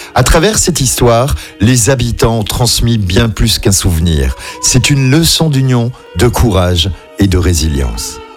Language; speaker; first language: French; native; French